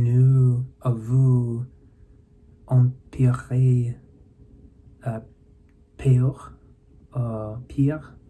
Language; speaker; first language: French; non-native, learner; English